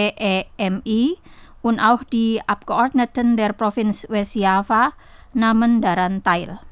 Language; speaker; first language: German; non-native, fluent; Indonesian